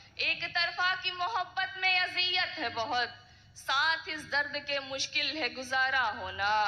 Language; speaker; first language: Urdu; native; Urdu